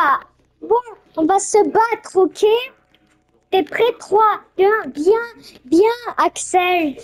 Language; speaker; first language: French; native; French